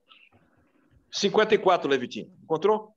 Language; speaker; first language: Portuguese; native; Portuguese